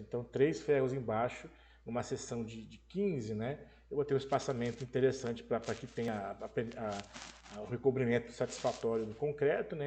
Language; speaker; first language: Portuguese; native; Portuguese